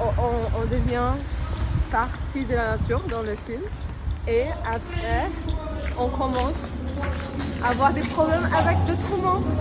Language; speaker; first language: French; non-native, learner; Portuguese